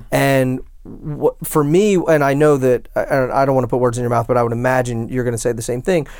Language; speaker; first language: English; native; English